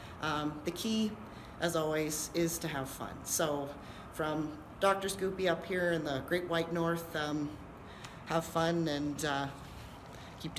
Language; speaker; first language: English; native; English